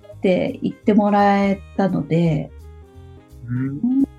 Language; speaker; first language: Japanese; native; Japanese